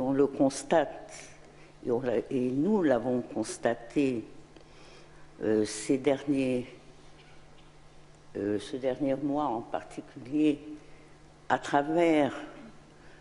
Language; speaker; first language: French; non-native, local second language; Arabic